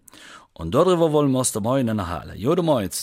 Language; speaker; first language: German; native; German